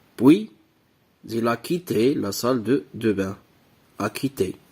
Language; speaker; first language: French; non-native, local second language; Arabic